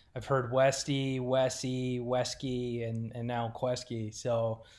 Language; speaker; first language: English; native; English